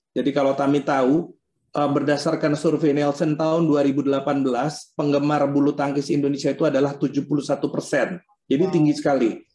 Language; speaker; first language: Indonesian; native; Indonesian